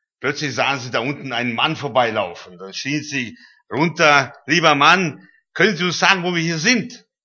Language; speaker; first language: German; early bilingual, heritage; German